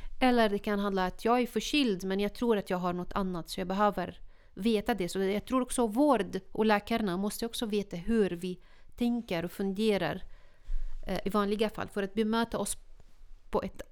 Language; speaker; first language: Swedish; non-native, fluent; Arabic